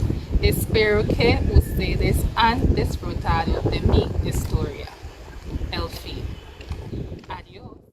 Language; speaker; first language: Spanish; non-native, fluent; English